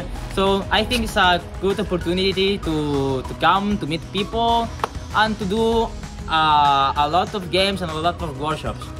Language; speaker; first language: English; non-native, learner; Portuguese